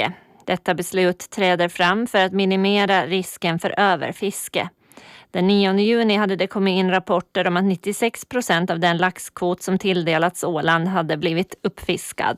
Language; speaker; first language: Swedish; native; Swedish